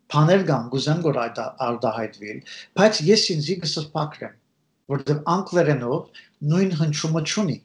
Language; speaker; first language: Armenian; early bilingual, heritage; Armenian